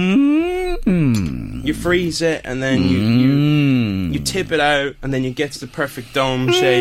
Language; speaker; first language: English; native; English